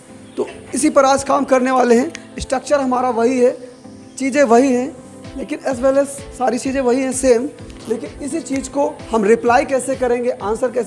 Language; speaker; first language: Hindi; native; Hindi